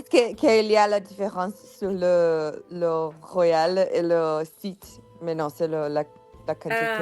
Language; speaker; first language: French; non-native, learner; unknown